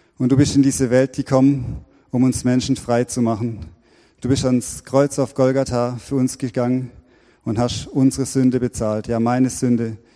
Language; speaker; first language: German; native; German